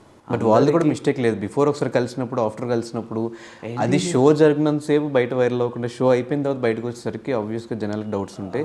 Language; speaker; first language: Telugu; native; Telugu